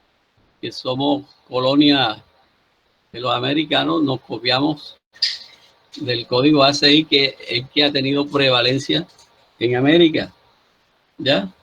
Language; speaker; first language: Spanish; native; Spanish